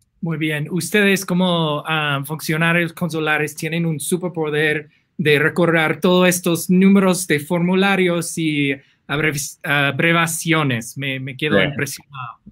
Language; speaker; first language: Spanish; non-native, fluent; English